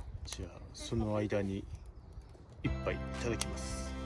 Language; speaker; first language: Japanese; native; Japanese